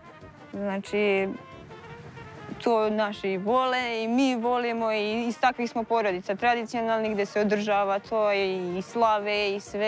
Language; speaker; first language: Serbian; native; Serbian